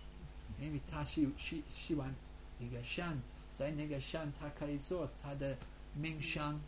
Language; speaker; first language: Chinese; non-native, fluent; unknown